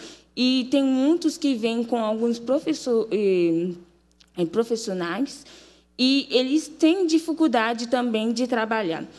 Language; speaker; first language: Portuguese; non-native, fluent; Haitian Creole